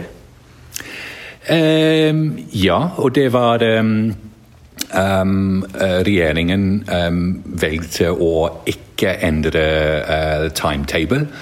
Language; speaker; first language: Norwegian; non-native, learner; English